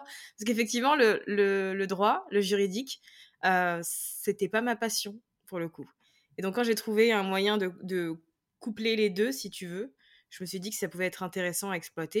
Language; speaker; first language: French; native; French